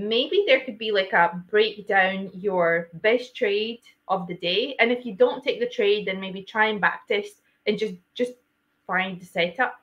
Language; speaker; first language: English; non-native, fluent; Latvian